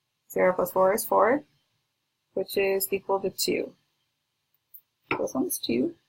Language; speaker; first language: English; native; English